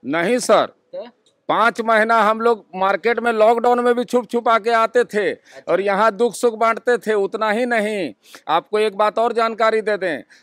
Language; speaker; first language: Hindi; native; Hindi